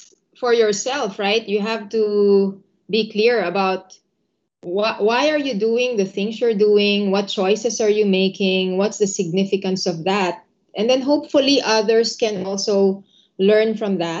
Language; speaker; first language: English; non-native, local second language; Filipino